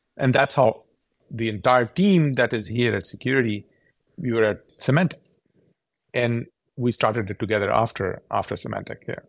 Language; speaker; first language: English; non-native, local second language; Urdu